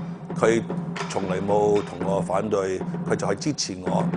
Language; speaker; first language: Cantonese; early bilingual, heritage; Cantonese